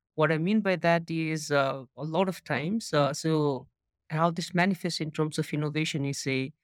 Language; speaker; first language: English; non-native, local second language; Nepali